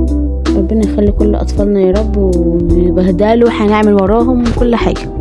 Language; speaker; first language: Arabic; native; Arabic